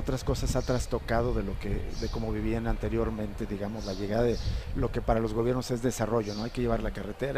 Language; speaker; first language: Spanish; native; Spanish